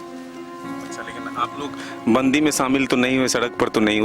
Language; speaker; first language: Hindi; native; Hindi